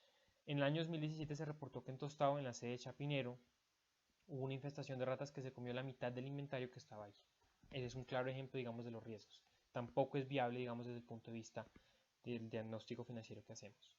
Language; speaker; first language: Spanish; native; Spanish